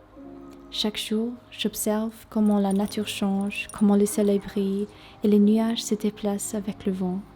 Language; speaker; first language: French; non-native, learner; English